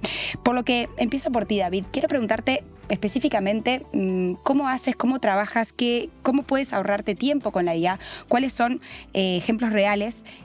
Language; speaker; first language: Spanish; native; Spanish